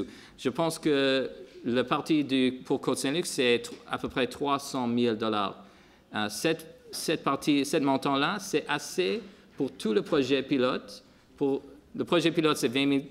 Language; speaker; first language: French; non-native, local second language; English